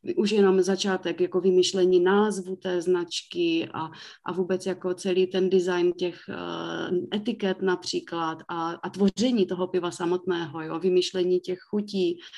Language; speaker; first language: Czech; native; Czech